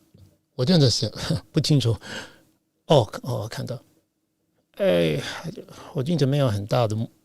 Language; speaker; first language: Chinese; non-native, fluent; English